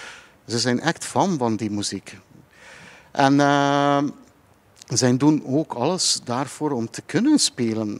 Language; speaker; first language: Dutch; non-native, fluent; Hungarian